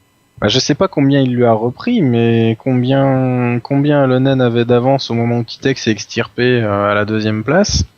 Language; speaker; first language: French; native; French